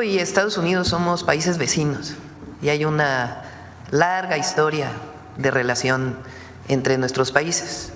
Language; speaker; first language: Spanish; native; Spanish